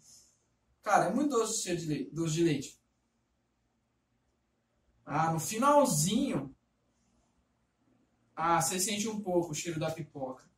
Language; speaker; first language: Portuguese; native; Portuguese